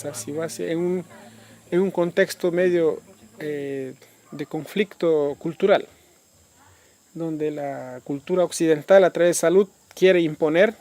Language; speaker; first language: Spanish; non-native, local second language; Quechua